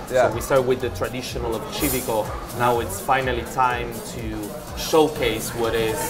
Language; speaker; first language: English; non-native, fluent; Italian